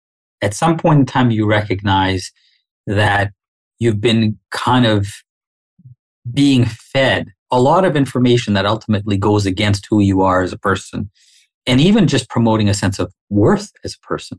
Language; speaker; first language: English; non-native, local second language; Swahili